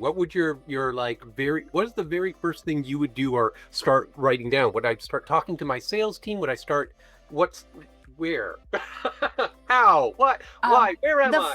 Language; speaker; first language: English; native; English